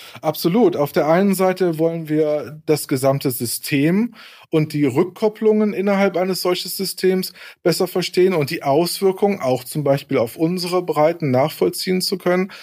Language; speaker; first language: German; native; German